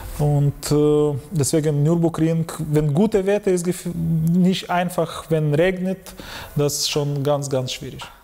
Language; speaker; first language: German; non-native, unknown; Ukrainian